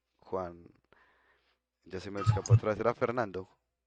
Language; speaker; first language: Spanish; native; Spanish